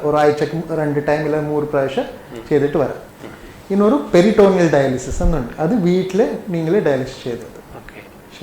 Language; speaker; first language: Malayalam; non-native, learner; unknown